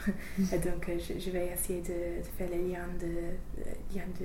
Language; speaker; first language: French; non-native, learner; English